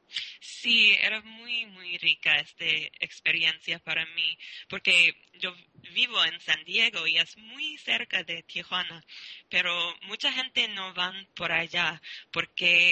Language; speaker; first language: Spanish; non-native, learner; English